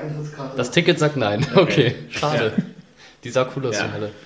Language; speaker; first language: German; native; German